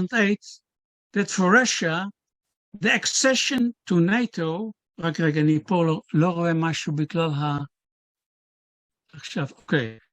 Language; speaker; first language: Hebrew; non-native, fluent; Dutch